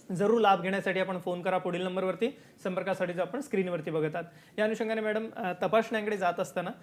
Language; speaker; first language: Marathi; native; Marathi